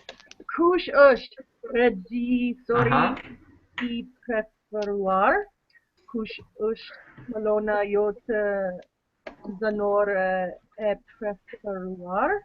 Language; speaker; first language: Albanian; non-native, learner; English